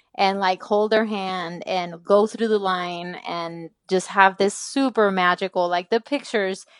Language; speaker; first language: English; non-native, fluent; Spanish